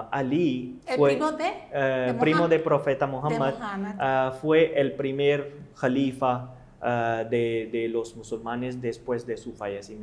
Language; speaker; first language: Spanish; non-native, learner; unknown